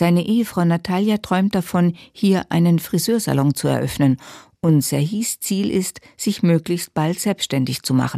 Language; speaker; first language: German; native; German